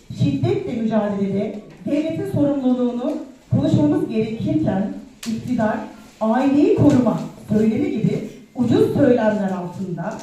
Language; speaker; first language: Turkish; native; Turkish